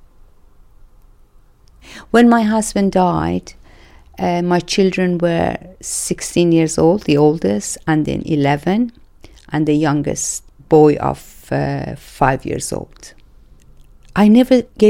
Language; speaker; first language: English; non-native, fluent; Persian